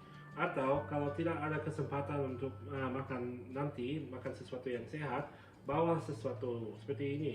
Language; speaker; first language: Indonesian; non-native, fluent; English